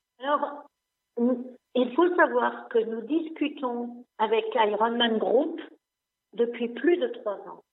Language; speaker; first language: French; non-native, local second language; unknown